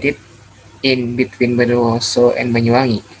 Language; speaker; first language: English; non-native, learner; Indonesian